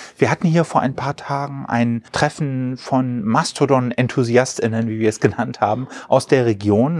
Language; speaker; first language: German; native; German